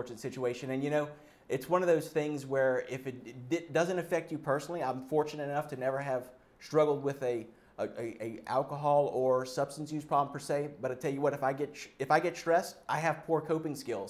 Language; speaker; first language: English; native; English